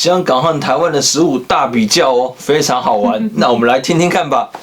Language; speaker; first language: Chinese; native; Chinese